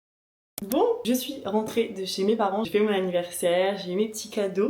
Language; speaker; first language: French; native; French